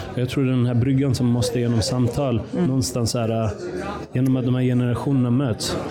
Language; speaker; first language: Swedish; early bilingual, other home language; Persian